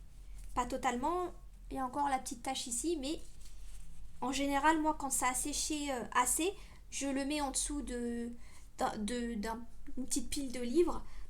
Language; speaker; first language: French; native; French